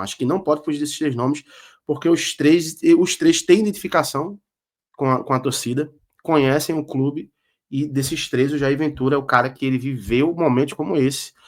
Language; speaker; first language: Portuguese; native; Portuguese